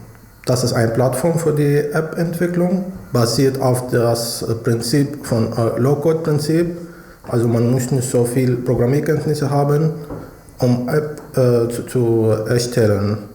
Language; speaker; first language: German; non-native, fluent; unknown